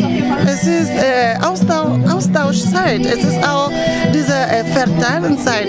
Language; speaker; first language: German; non-native, fluent; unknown